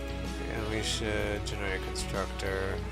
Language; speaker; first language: English; native; English